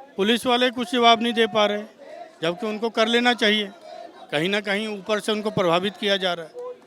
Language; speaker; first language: Hindi; native; Hindi